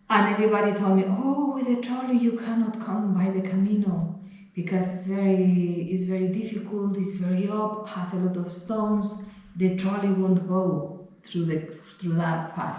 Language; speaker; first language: English; non-native, fluent; Spanish